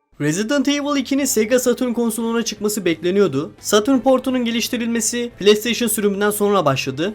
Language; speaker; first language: Turkish; native; Turkish